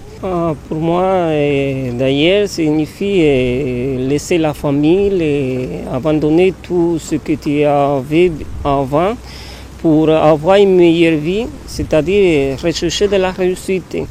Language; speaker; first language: French; non-native, fluent; Spanish